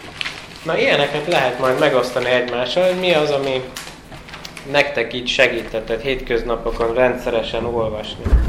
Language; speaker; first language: Hungarian; non-native, fluent; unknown